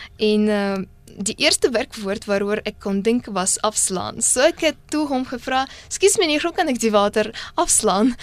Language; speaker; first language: Afrikaans; non-native, fluent; Russian